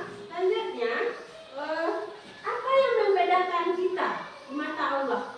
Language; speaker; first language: Indonesian; native; Indonesian